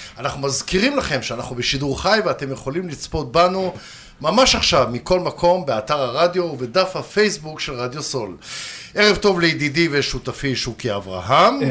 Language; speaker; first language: Hebrew; early bilingual, other home language; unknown